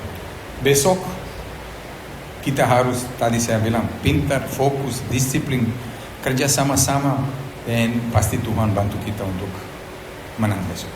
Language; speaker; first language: Indonesian; non-native, fluent; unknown